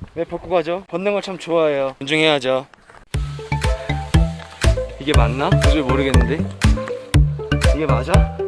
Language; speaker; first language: Korean; native; Korean